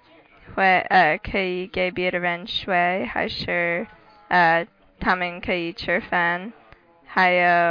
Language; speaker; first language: Chinese; non-native, learner; English